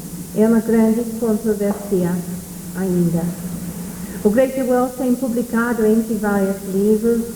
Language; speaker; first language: Portuguese; non-native, fluent; English